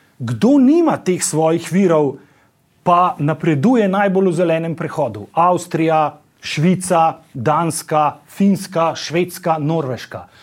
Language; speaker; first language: Slovenian; native; Slovenian